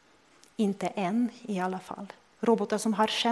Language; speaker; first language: Swedish; non-native, fluent; Croatian